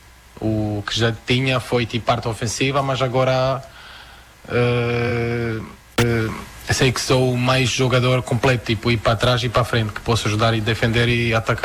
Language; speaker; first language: Portuguese; non-native, fluent; Croatian